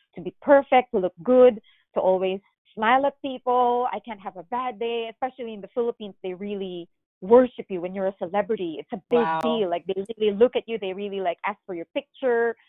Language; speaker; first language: English; non-native, local second language; Filipino